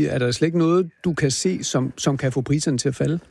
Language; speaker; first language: Danish; native; Danish